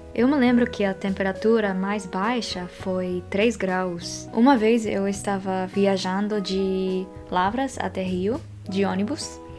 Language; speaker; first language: Portuguese; non-native, fluent; Dutch